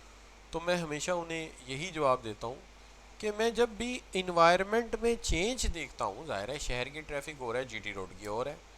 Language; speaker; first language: Urdu; native; Urdu